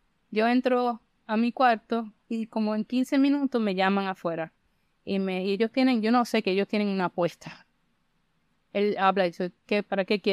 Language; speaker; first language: Spanish; early bilingual, heritage; Spanish